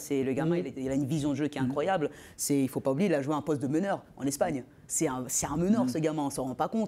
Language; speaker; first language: French; native; French